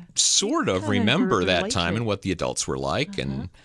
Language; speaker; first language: English; native; English